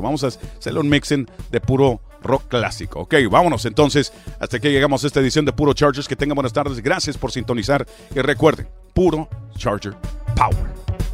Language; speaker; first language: Spanish; early bilingual, heritage; Spanish